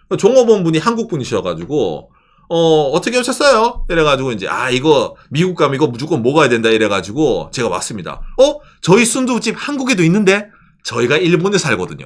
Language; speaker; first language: Korean; native; Korean